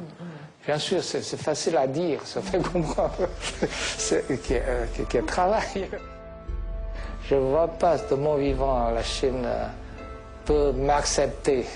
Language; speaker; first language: French; non-native, fluent; Chinese